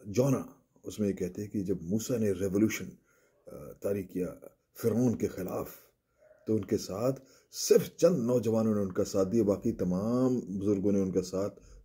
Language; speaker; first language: Urdu; native; Urdu